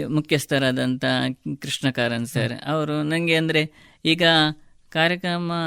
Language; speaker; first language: Kannada; non-native, local second language; Tulu